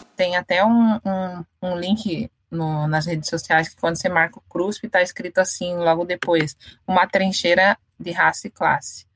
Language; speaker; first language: Portuguese; native; Portuguese